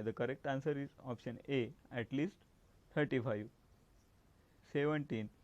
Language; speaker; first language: English; non-native, local second language; Marathi